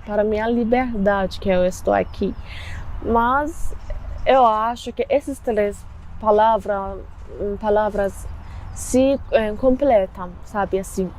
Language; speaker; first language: Portuguese; non-native, fluent; Persian